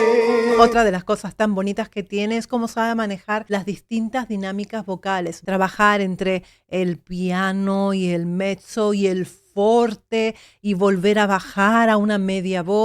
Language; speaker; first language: Spanish; native; Spanish